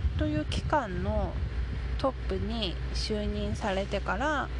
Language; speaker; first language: Japanese; native; Japanese